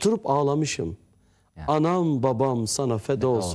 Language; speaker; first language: Turkish; native; Turkish